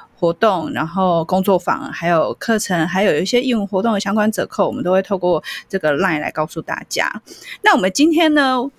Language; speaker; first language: Chinese; native; Chinese